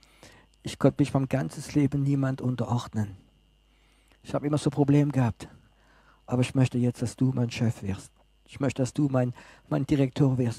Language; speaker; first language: German; non-native, fluent; French